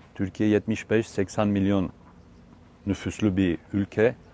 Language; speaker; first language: Turkish; non-native, fluent; Romanian